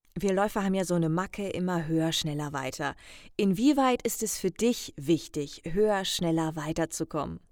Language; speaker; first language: German; native; German